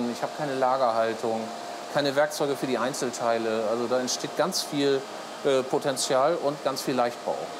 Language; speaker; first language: German; native; German